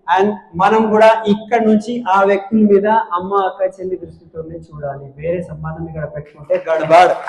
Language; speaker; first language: Telugu; non-native, local second language; Hindi